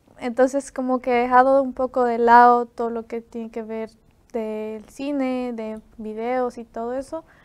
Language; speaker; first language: Spanish; native; Spanish